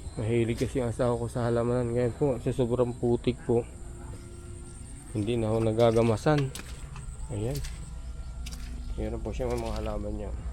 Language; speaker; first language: Filipino; non-native, local second language; Bikol